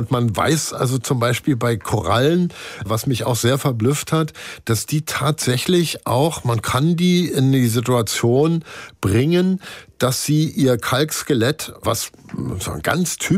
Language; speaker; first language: German; native; German